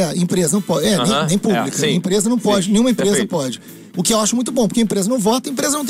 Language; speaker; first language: Portuguese; native; Portuguese